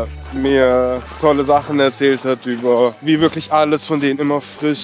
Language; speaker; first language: German; native; German